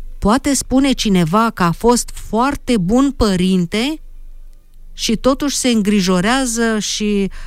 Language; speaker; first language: Romanian; native; Romanian